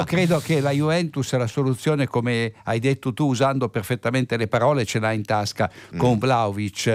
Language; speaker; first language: Italian; native; Italian